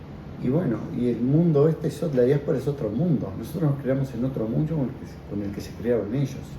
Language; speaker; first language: Spanish; native; Spanish